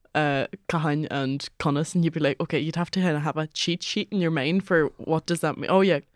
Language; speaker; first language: English; native; English